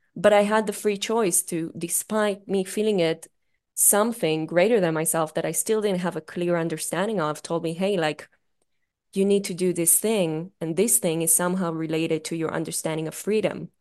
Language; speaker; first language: English; non-native, fluent; Hebrew